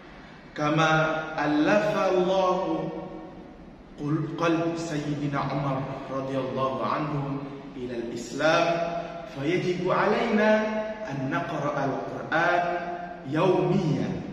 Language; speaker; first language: Arabic; non-native, learner; Indonesian